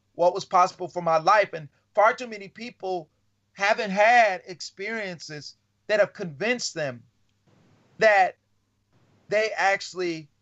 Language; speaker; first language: English; native; English